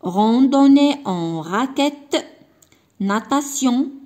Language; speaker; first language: French; non-native, local second language; Arabic